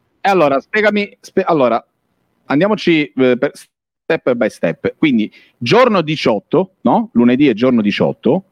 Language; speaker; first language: Italian; native; Italian